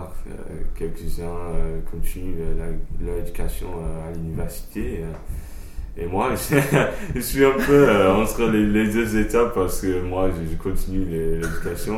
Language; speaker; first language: French; non-native, fluent; English